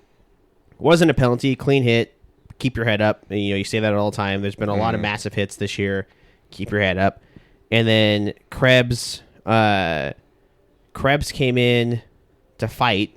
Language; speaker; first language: English; native; English